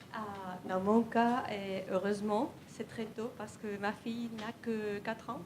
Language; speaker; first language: French; non-native, fluent; Spanish